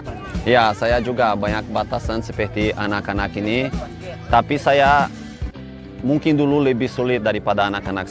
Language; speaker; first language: Indonesian; non-native, fluent; Portuguese